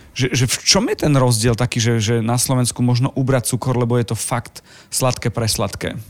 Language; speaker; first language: Slovak; native; Slovak